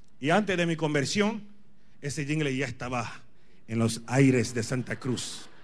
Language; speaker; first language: Spanish; non-native, fluent; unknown